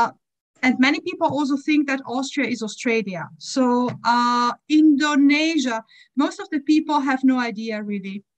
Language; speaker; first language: English; non-native, fluent; German